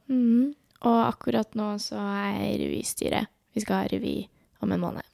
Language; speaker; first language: Norwegian; early bilingual, other home language; Urdu